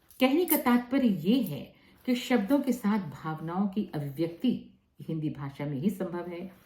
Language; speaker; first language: Hindi; native; Hindi